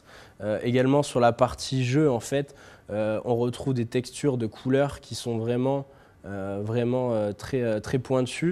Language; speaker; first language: French; native; French